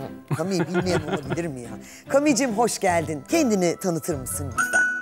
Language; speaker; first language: Turkish; native; Turkish